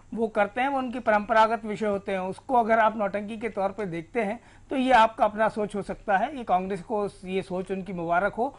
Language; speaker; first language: Hindi; native; Hindi